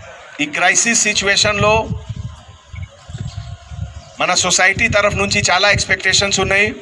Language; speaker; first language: Telugu; non-native, fluent; Hindi